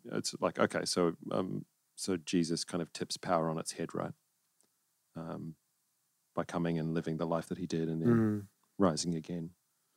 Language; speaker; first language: English; native; English